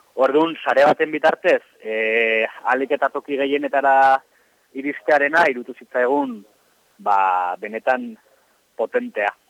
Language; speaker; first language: Basque; native; Basque